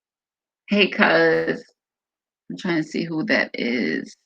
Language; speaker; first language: English; native; English